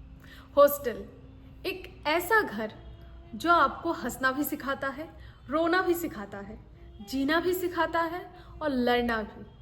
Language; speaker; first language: Hindi; native; Hindi